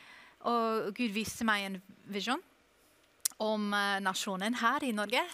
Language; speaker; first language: Norwegian; non-native, learner; English